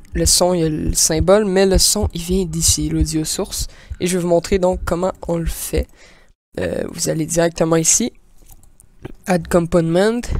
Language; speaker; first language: French; native; French